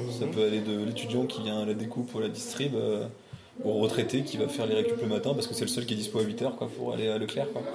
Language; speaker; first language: French; native; French